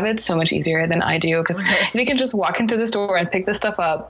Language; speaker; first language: English; native; English